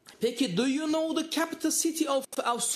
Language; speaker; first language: English; non-native, fluent; Turkish